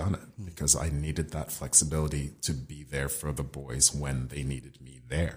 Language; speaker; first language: English; native; English